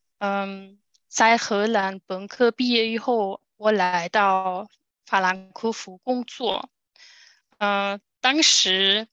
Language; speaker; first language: Chinese; non-native, learner; German